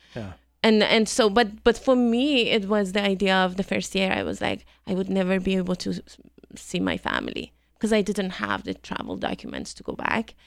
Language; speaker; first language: English; non-native, fluent; Persian